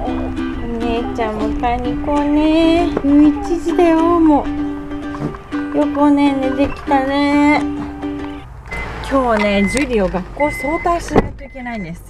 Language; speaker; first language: Japanese; native; Japanese